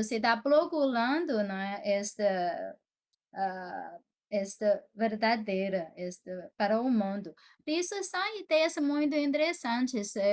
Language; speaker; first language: Portuguese; non-native, fluent; Chinese